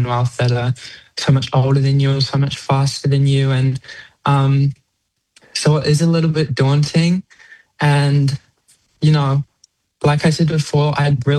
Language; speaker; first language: English; native; English